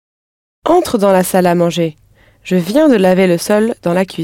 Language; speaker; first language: French; non-native, learner; English